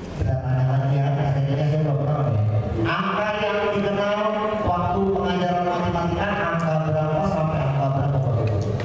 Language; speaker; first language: Indonesian; non-native, local second language; Javanese